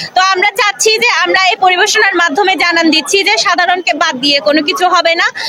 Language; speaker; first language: Bangla; non-native, local second language; Chakma